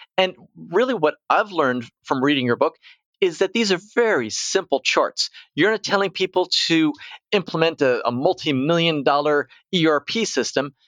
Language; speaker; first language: English; native; English